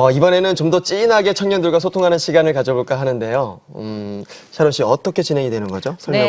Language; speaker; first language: Korean; native; Korean